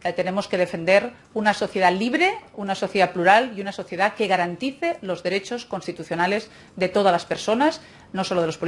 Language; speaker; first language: Spanish; native; Spanish